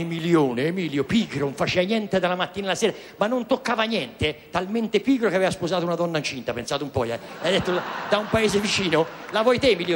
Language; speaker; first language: Italian; native; Italian